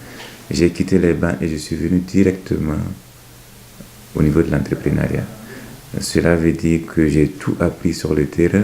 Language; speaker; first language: French; non-native, local second language; Mossi